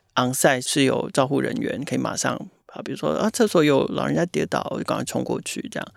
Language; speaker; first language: Chinese; native; Chinese